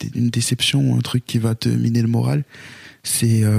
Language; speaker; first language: French; native; French